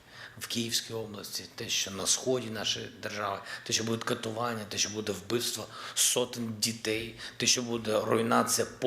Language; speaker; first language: Ukrainian; non-native, local second language; Russian